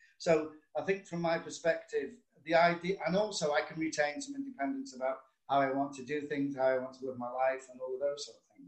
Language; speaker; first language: English; native; English